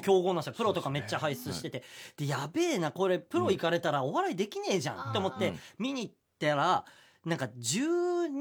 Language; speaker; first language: Japanese; native; Japanese